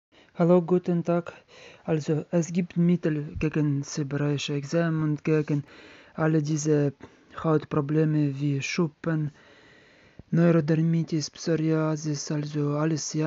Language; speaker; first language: German; non-native, learner; Ukrainian